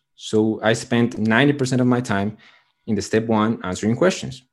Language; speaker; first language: English; non-native, fluent; Spanish